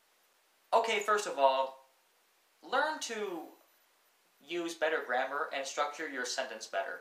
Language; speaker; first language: English; native; English